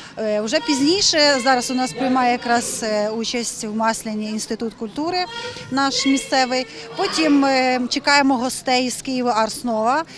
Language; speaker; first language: Ukrainian; native; Ukrainian